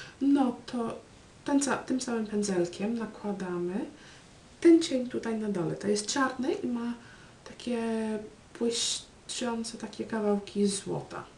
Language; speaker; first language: Polish; early bilingual, heritage; Polish